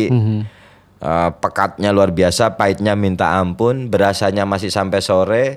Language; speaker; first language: Indonesian; non-native, local second language; Javanese